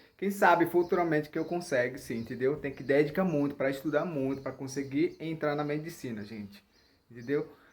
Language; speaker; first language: Portuguese; non-native, local second language; Ticuna